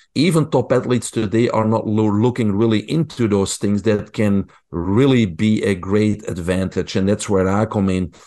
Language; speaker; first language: English; non-native, fluent; Dutch